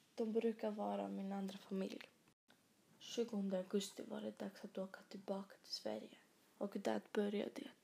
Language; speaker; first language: Swedish; early bilingual, other home language; Greek